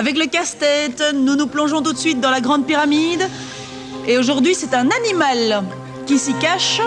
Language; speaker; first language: French; native; French